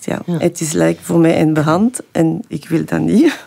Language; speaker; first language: Dutch; non-native, fluent; French